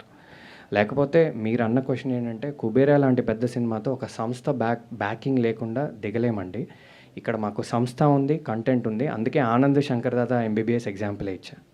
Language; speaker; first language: Telugu; native; Telugu